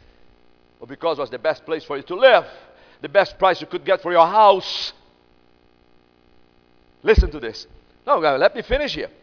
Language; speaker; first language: English; non-native, fluent; Portuguese